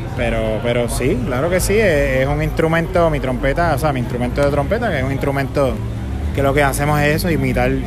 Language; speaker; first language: Spanish; native; Spanish